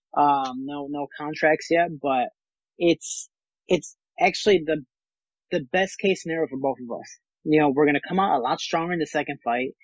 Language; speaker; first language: English; native; English